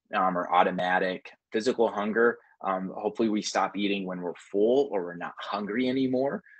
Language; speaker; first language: English; native; English